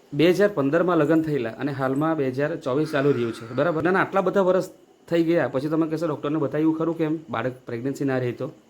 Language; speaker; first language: Gujarati; native; Gujarati